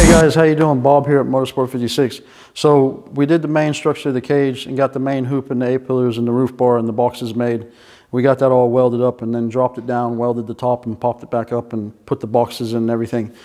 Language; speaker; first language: English; native; English